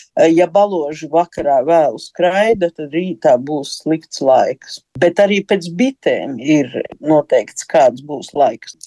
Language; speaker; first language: Latvian; native; Latvian